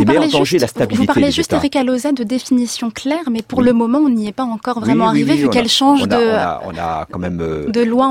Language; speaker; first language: French; native; French